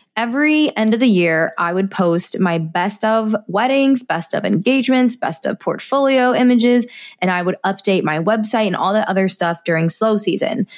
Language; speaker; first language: English; native; English